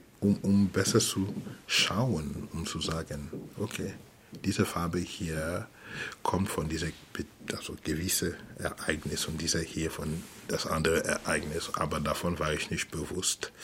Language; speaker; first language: German; non-native, fluent; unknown